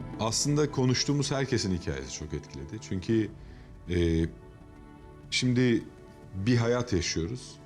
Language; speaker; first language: Turkish; native; Turkish